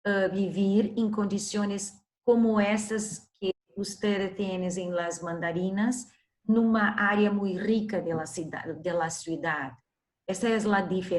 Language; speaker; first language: Spanish; non-native, learner; Portuguese